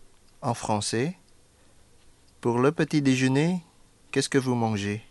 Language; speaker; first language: French; non-native, fluent; Indonesian